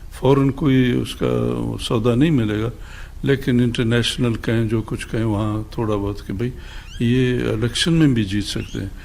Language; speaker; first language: Urdu; non-native, local second language; Baluchi